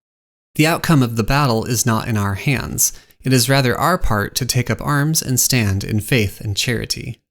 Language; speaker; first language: English; native; English